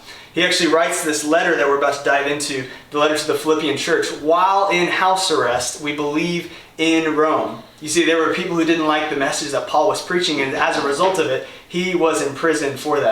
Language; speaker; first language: English; native; English